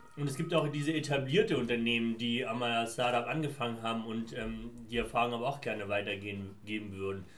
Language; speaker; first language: German; early bilingual, other home language; Persian